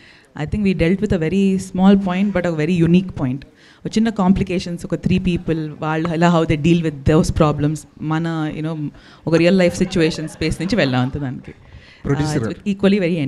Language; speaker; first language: Telugu; native; Telugu